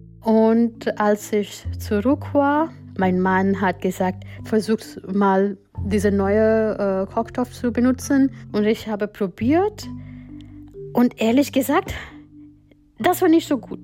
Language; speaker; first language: German; non-native, fluent; Gujarati